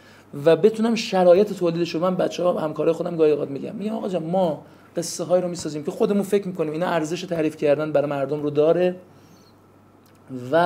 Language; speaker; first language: Persian; native; Persian